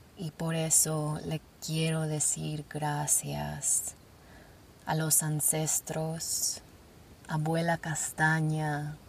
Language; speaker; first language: Spanish; early bilingual, heritage; Spanish